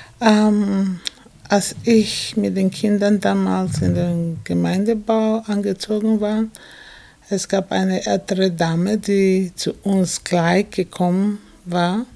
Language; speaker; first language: German; non-native, fluent; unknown